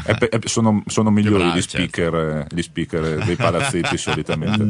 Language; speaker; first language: Italian; native; Italian